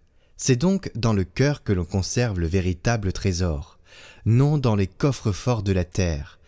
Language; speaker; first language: French; native; French